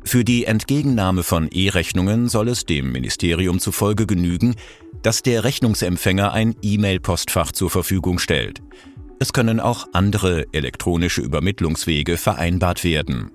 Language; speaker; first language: German; native; German